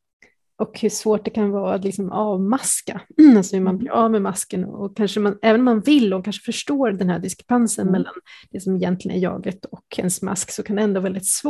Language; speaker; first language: Swedish; native; Swedish